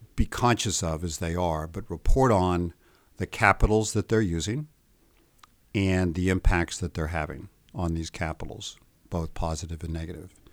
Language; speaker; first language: English; native; English